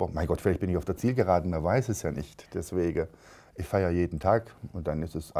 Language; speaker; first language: German; native; German